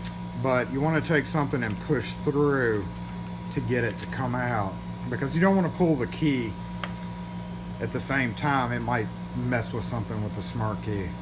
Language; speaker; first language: English; native; English